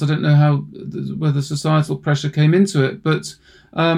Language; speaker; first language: English; native; English